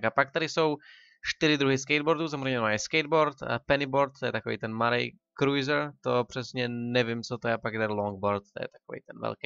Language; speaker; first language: Czech; native; Czech